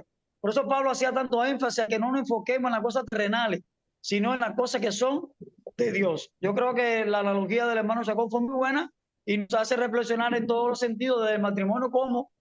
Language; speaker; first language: Spanish; native; Spanish